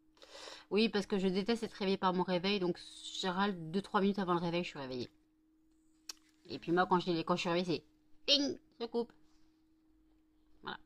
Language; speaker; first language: French; native; French